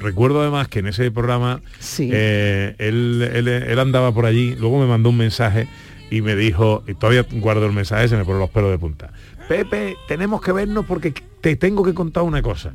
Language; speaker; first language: Spanish; native; Spanish